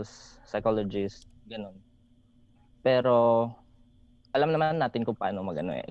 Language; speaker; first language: English; non-native, local second language; Hiligaynon